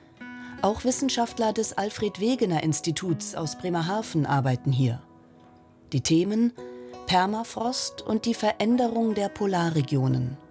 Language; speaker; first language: German; native; German